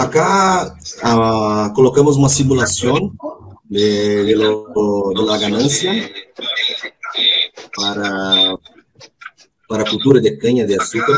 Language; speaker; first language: Spanish; non-native, learner; Portuguese